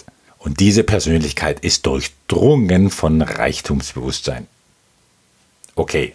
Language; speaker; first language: German; native; German